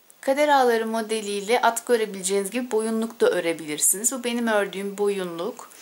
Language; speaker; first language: Turkish; native; Turkish